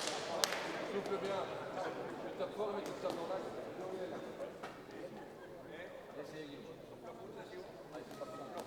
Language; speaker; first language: French; native; French